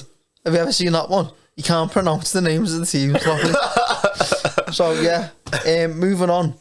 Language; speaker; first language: English; native; English